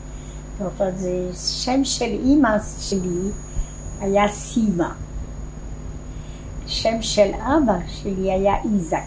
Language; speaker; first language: Hebrew; non-native, fluent; Polish